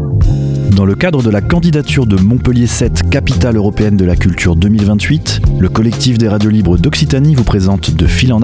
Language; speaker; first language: French; native; French